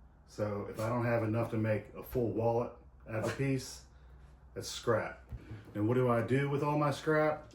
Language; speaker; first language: English; native; English